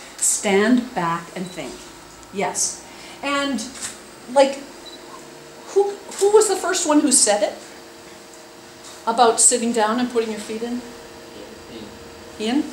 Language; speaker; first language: English; native; English